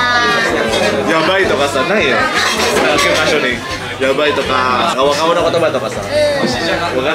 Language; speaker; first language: Japanese; non-native, fluent; Indonesian